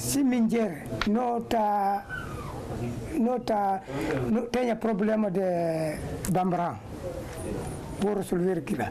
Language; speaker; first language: Portuguese; non-native, local second language; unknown